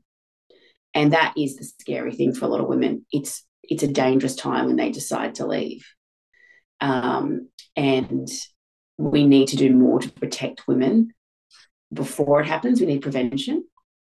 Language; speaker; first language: English; native; English